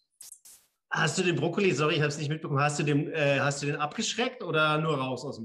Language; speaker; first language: German; native; German